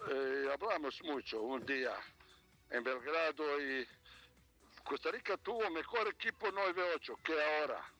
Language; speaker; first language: Spanish; non-native, learner; Serbian